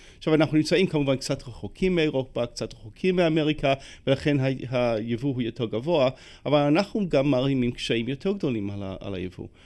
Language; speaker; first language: Hebrew; non-native, fluent; English